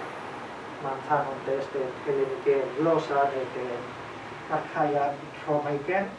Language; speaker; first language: Greek; non-native, fluent; Spanish